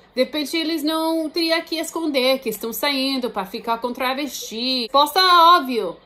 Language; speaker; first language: Portuguese; non-native, fluent; English